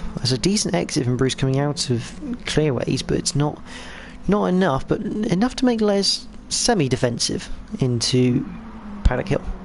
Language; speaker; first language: English; native; English